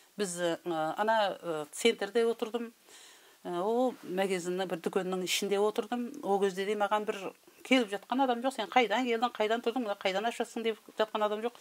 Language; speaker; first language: Kazakh; early bilingual, heritage; Kazakh